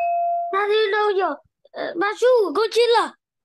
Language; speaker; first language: Chinese; non-native, learner; Vietnamese